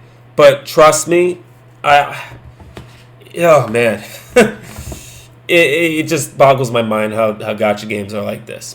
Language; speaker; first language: English; native; English